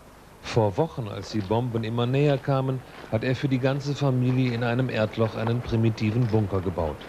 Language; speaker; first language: German; native; German